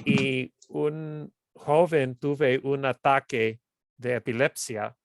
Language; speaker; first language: Spanish; non-native, fluent; English